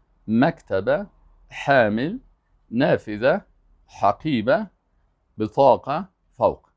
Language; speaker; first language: Arabic; non-native, fluent; Persian